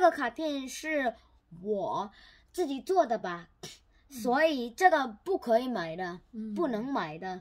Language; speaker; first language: Chinese; non-native, learner; Korean